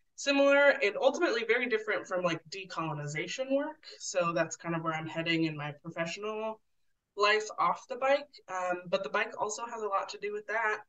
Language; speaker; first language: English; native; English